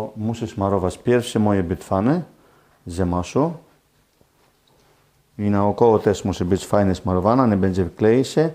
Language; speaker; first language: Polish; non-native, learner; Greek